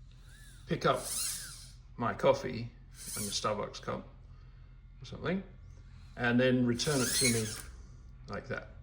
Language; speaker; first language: English; native; English